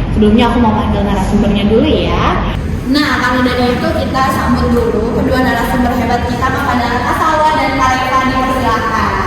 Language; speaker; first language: Indonesian; native; Indonesian